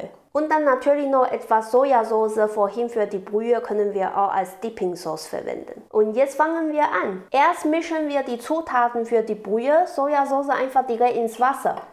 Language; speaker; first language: German; non-native, learner; Chinese